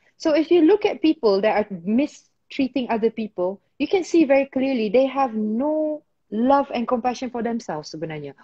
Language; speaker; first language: English; non-native, local second language; Malay